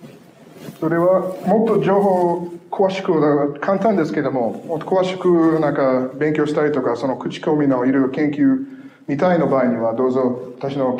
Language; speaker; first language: Japanese; non-native, fluent; English